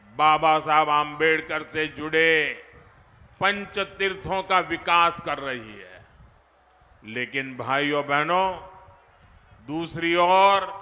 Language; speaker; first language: Hindi; non-native, local second language; Gujarati